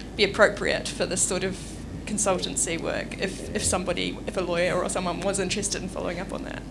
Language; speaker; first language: English; native; English